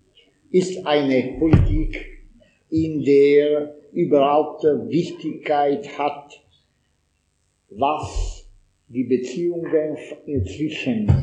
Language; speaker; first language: German; non-native, learner; Italian